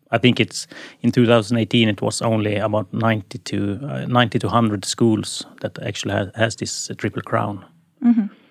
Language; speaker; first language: English; non-native, fluent; Swedish